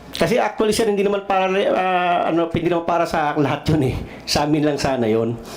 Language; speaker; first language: Filipino; non-native, local second language; Cebuano